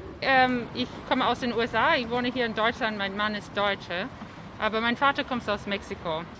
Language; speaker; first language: German; non-native, learner; English